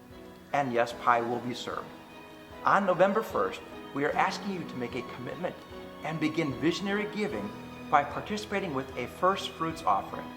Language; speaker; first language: English; native; English